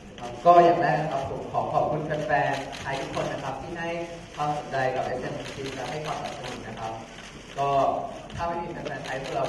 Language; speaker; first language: Thai; native; Thai